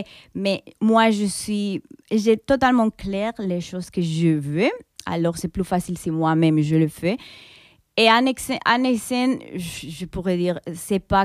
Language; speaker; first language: French; non-native, fluent; Spanish